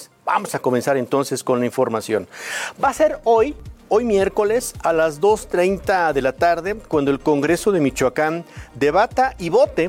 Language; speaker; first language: Spanish; native; Spanish